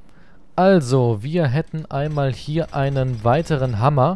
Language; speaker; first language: German; native; German